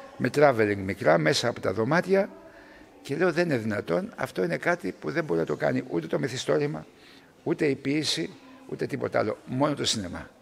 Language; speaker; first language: Greek; early bilingual, heritage; Greek